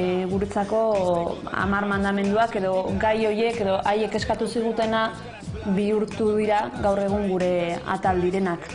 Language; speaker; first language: Basque; native; Basque